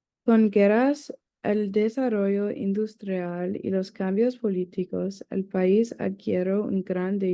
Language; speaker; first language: Spanish; non-native, learner; English